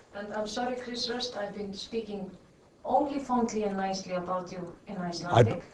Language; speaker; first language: English; non-native, fluent; Icelandic